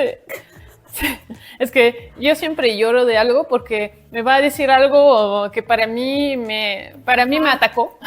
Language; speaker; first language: Spanish; non-native, fluent; French